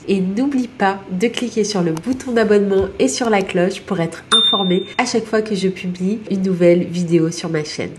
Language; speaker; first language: French; native; French